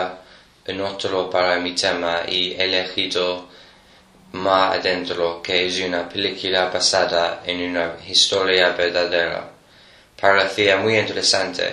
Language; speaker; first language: Spanish; non-native, learner; English